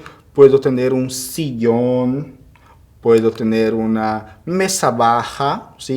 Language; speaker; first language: Spanish; non-native, fluent; Portuguese